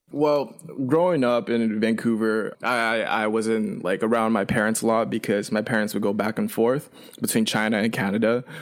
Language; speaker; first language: English; early bilingual, other home language; Chinese